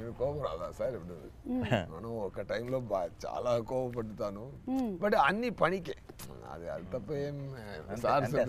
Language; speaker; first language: Telugu; non-native, learner; Tamil